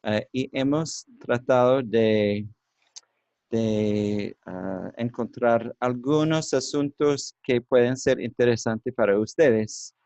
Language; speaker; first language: Spanish; non-native, learner; English